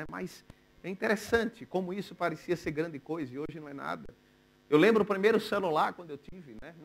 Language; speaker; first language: Portuguese; native; Portuguese